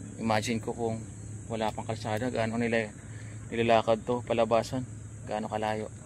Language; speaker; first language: Filipino; non-native, local second language; Bikol